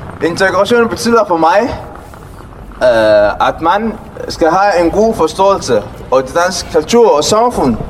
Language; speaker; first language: Danish; non-native, learner; Tigrinya